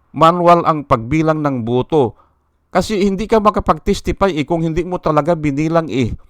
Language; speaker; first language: Filipino; native; Filipino